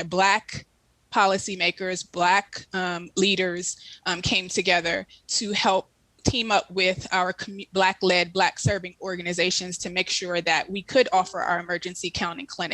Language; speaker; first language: English; native; English